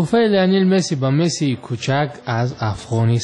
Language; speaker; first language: Tajik; native; Tajik